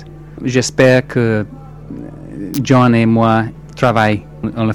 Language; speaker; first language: French; non-native, learner; English